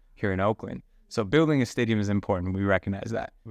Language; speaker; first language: English; native; English